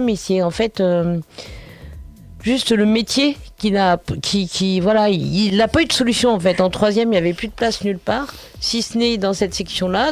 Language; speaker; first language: French; native; French